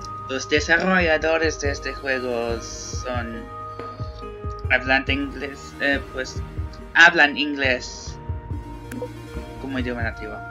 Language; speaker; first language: Spanish; non-native, learner; English